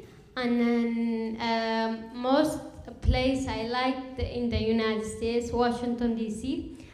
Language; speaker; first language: English; non-native, learner; Kurdish